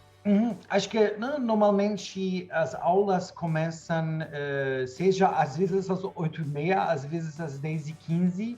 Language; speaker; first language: Portuguese; non-native, fluent; German